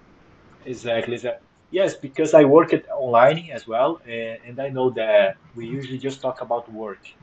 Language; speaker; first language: English; non-native, fluent; Portuguese